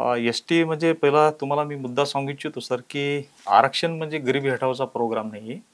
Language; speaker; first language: Marathi; non-native, local second language; Lambadi